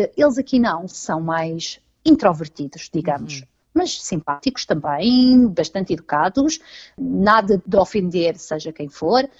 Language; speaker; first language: Portuguese; native; Portuguese